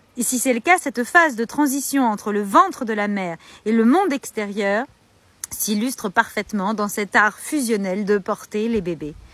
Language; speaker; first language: French; native; French